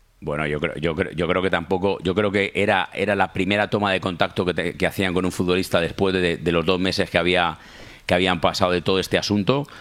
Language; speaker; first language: Spanish; native; Spanish